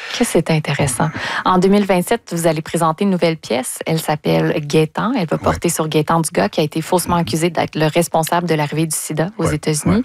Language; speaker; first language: French; native; French